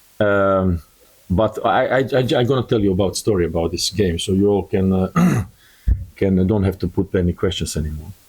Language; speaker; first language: English; non-native, learner; Croatian